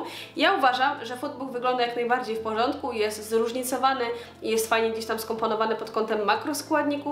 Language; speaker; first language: Polish; native; Polish